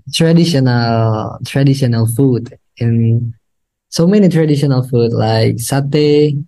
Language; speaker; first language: English; non-native, learner; Indonesian